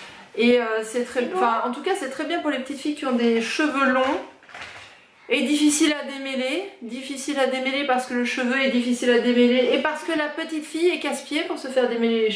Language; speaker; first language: French; native; French